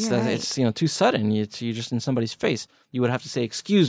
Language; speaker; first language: English; native; English